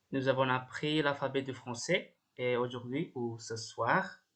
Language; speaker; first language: French; non-native, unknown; Indonesian